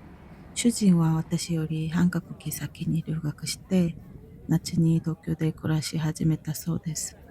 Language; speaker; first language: Japanese; non-native, fluent; Korean